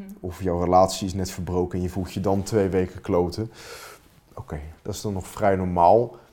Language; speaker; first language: Dutch; non-native, fluent; Finnish